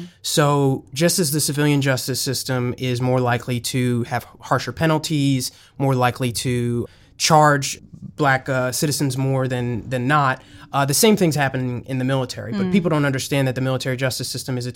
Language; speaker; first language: English; native; English